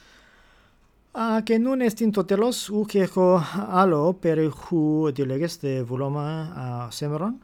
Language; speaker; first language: Greek; non-native, fluent; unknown